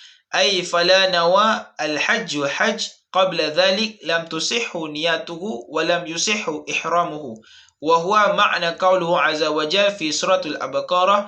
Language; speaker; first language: Arabic; non-native, learner; Malay